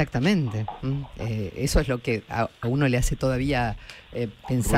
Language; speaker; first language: Spanish; native; Spanish